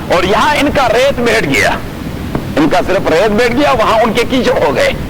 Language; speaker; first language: Urdu; non-native, local second language; Pashto